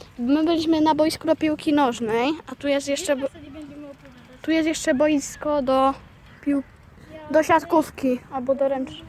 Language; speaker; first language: Polish; native; Polish